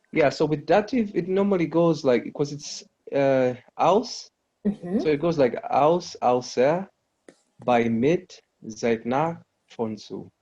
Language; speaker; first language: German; non-native, learner; English